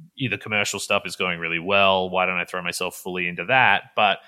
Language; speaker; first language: English; native; English